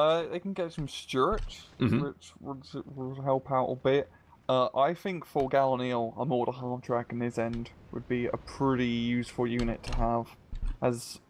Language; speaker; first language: English; native; English